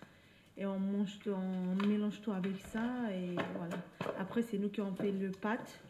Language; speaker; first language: French; non-native, learner; Turkish